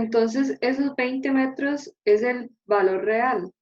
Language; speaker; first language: Spanish; native; Spanish